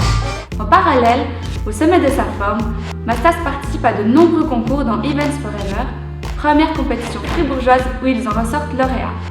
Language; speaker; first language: French; native; French